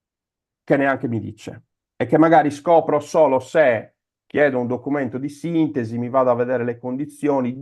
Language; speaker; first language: Italian; native; Italian